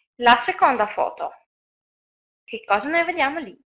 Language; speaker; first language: Italian; non-native, fluent; Russian